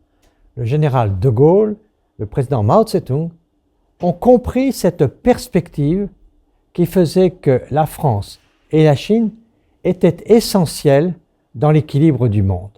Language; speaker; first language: French; native; French